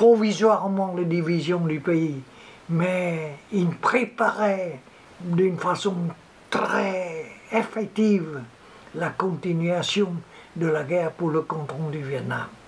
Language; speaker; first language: French; non-native, local second language; Vietnamese